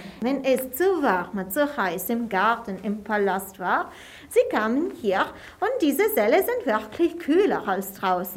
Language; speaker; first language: German; non-native, fluent; Italian